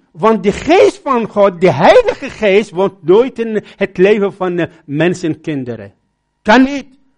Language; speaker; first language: Dutch; non-native, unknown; Arabic